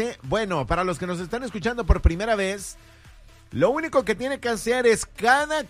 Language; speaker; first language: Spanish; native; Spanish